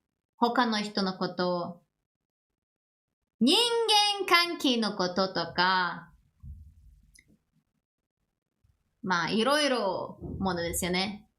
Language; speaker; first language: Japanese; non-native, learner; English